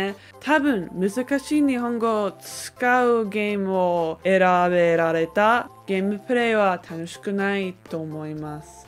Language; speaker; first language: Japanese; non-native, learner; English